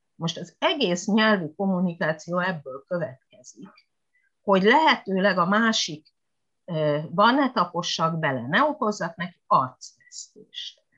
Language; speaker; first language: Hungarian; non-native, fluent; Japanese